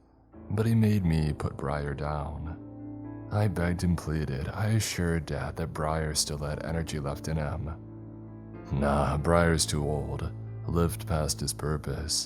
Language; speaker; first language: English; native; English